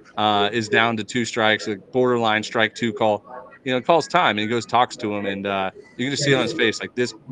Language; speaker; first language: English; native; English